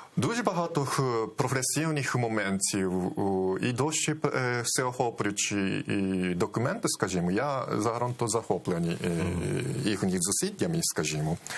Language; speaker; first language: Ukrainian; non-native, fluent; Japanese